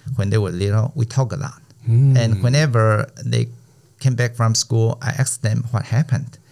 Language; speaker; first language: English; non-native, fluent; Chinese